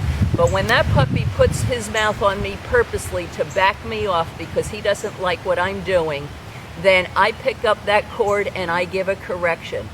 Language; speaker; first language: English; native; English